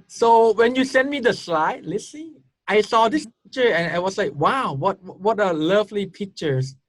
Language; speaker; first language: English; non-native, fluent; Thai